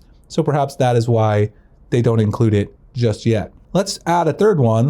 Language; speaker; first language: English; native; English